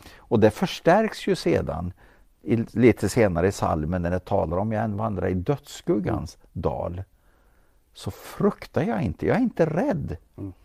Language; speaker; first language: Swedish; native; Swedish